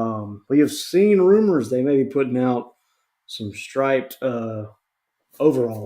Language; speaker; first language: English; native; English